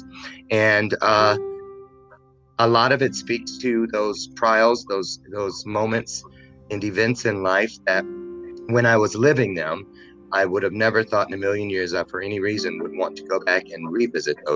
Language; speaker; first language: English; native; English